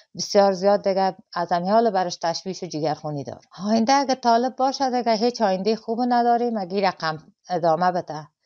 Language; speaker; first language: Persian; native; Persian